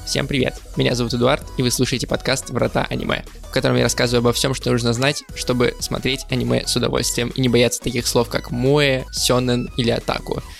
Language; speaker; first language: Russian; native; Russian